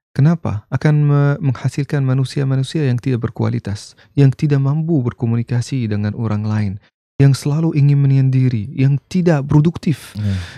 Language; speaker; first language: Indonesian; non-native, fluent; Arabic